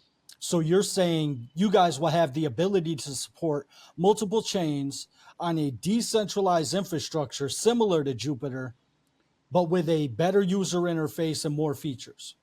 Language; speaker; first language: English; native; English